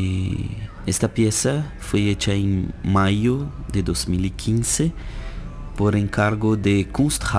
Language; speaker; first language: Spanish; non-native, fluent; Portuguese